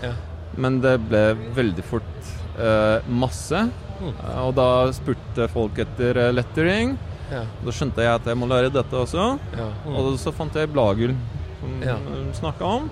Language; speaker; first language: Norwegian; non-native, fluent; Polish